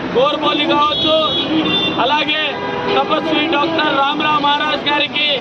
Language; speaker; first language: Telugu; non-native, local second language; Lambadi